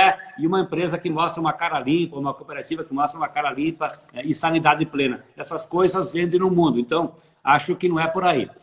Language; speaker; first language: Portuguese; native; Portuguese